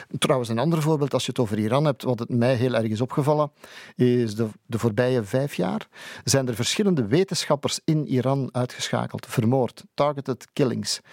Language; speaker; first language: Dutch; native; Dutch